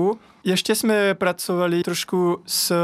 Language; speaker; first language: Czech; non-native, learner; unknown